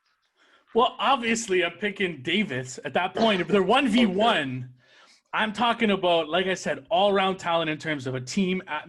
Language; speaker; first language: English; native; English